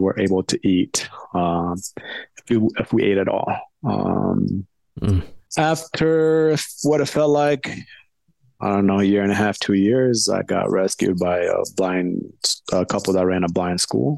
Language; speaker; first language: English; early bilingual, other home language; Amharic